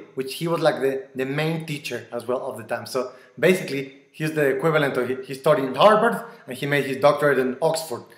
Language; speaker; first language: English; non-native, fluent; Spanish